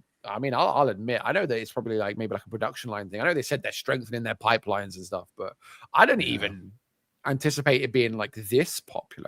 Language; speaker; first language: English; native; English